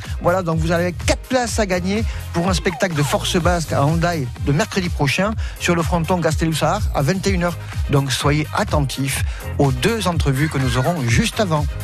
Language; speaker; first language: French; native; French